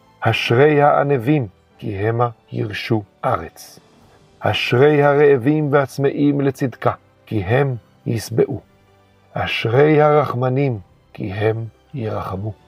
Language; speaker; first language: Hebrew; native; Hebrew